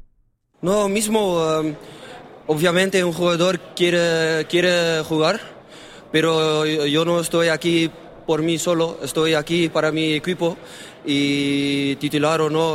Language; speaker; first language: Spanish; non-native, learner; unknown